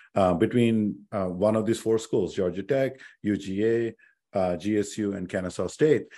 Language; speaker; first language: English; non-native, local second language; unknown